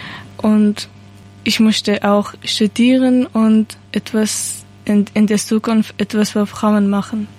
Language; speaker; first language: German; non-native, learner; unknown